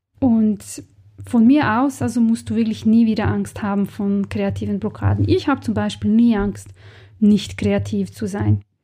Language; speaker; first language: German; non-native, fluent; Serbian